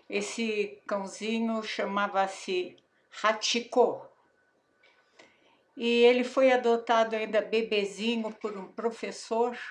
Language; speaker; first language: Portuguese; native; Portuguese